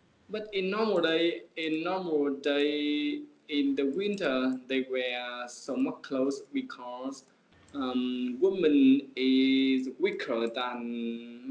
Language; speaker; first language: English; non-native, learner; Vietnamese